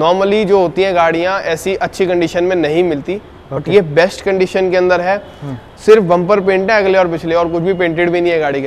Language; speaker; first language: Hindi; native; Hindi